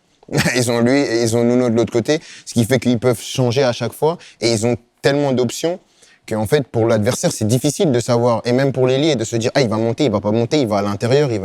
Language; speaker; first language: French; native; French